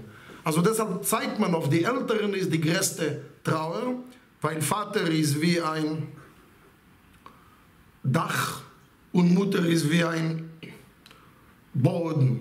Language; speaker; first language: German; non-native, fluent; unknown